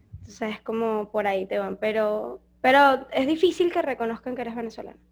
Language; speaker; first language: Spanish; native; Spanish